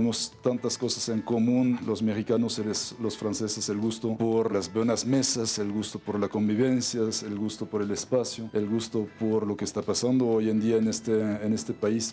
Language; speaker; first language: Spanish; non-native, fluent; French